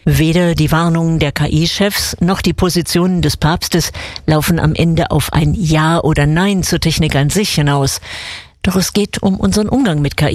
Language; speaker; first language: German; native; German